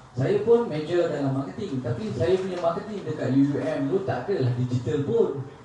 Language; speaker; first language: Malay; native; Malay